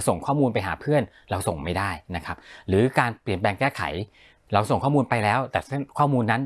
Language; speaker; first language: Thai; native; Thai